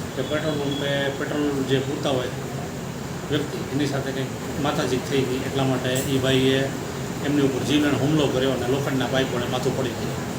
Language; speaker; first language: Gujarati; non-native, local second language; Sindhi